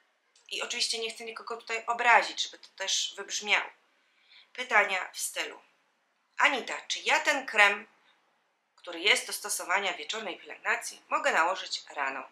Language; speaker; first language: Polish; native; Polish